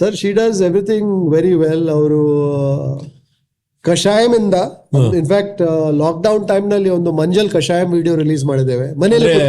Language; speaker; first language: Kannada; non-native, local second language; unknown